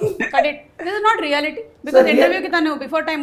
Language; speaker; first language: Telugu; native; Telugu